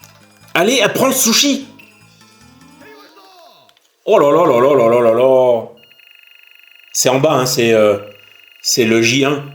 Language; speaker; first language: French; native; French